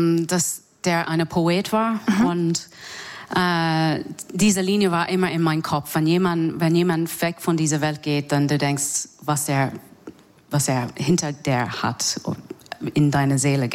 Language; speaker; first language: German; non-native, learner; English